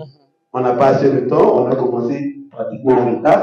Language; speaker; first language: French; non-native, local second language; Lingala